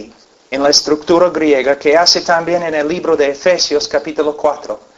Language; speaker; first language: Spanish; non-native, fluent; English